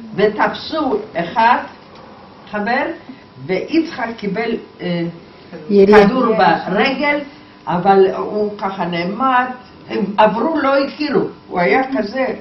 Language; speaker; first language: Hebrew; non-native, fluent; Polish